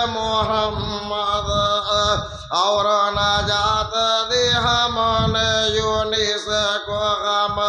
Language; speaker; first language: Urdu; non-native, local second language; Bangla